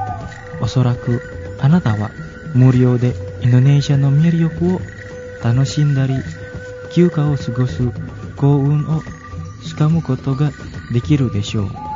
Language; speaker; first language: Japanese; non-native, fluent; Indonesian